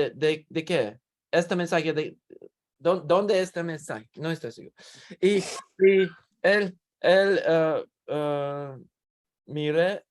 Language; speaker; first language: Spanish; non-native, learner; English